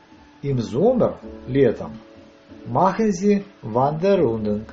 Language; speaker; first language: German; non-native, learner; Russian